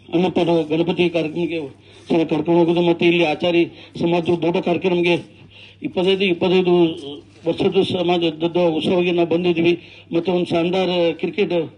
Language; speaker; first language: Kannada; non-native, local second language; Urdu